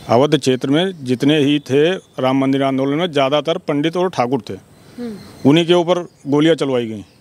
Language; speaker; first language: Hindi; native; Hindi